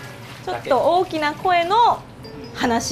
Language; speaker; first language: Japanese; native; Japanese